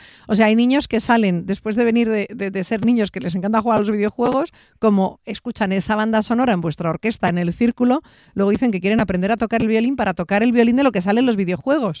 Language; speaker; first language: Spanish; native; Spanish